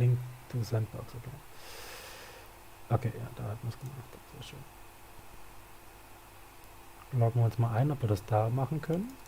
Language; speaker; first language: German; native; German